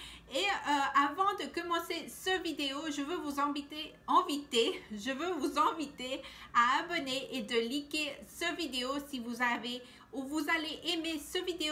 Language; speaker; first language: French; non-native, learner; Spanish